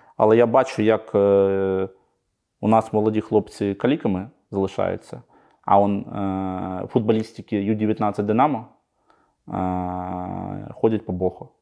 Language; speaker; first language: Ukrainian; native; Ukrainian